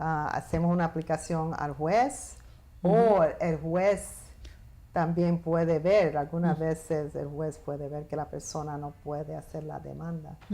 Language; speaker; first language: Spanish; early bilingual, heritage; Spanish